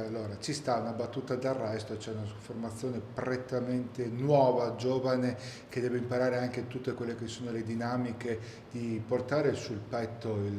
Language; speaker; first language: Italian; native; Italian